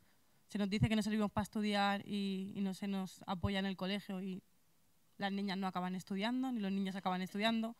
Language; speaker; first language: Spanish; native; Spanish